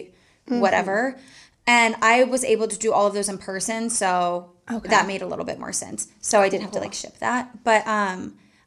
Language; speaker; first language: English; native; English